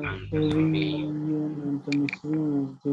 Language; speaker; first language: Arabic; non-native, learner; Bangla